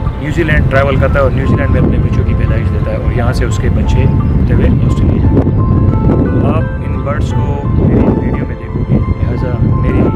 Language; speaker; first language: Hindi; non-native, local second language; Kashmiri